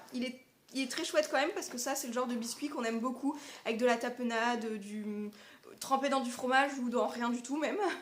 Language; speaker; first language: French; native; French